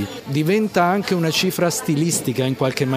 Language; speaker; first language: Italian; native; Italian